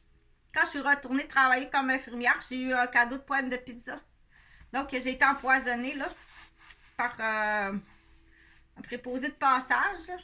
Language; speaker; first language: French; native; French